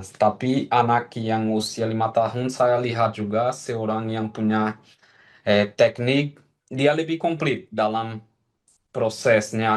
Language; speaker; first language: Indonesian; non-native, fluent; Portuguese